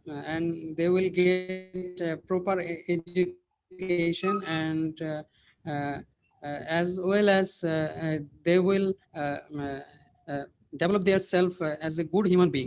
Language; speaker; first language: English; non-native, learner; Bangla